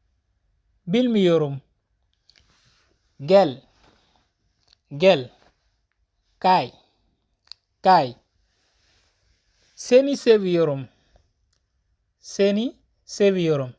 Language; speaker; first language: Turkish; non-native, fluent; Wolof